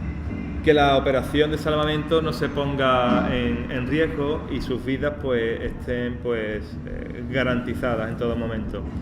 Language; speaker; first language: Spanish; native; Spanish